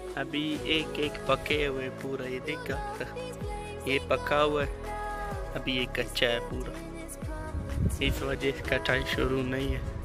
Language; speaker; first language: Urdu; non-native, local second language; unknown